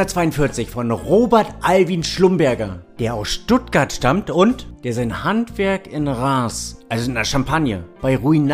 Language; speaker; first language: German; native; German